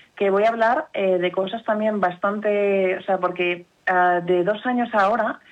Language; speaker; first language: Spanish; early bilingual, heritage; Spanish